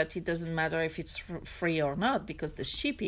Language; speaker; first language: English; non-native, fluent; French